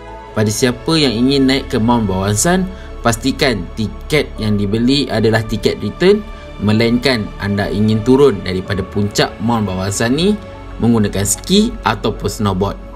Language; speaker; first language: Malay; native; Malay